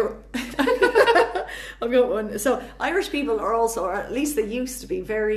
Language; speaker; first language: English; native; English